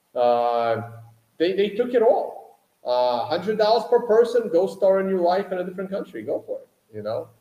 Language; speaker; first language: English; native; English